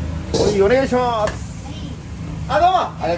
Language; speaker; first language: Japanese; native; Japanese